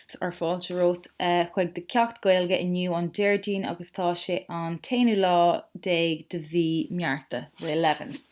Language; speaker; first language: Irish; non-native, local second language; English